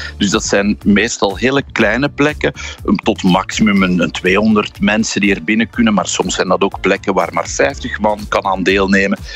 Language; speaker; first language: Dutch; native; Dutch